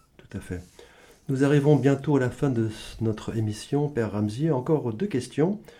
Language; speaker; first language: French; native; French